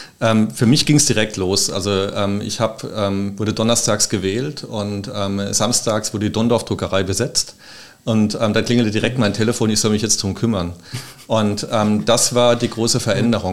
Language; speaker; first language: German; native; German